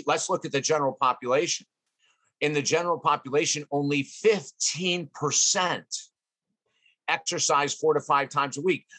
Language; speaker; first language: English; native; English